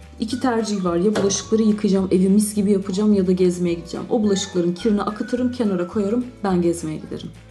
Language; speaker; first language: Turkish; native; Turkish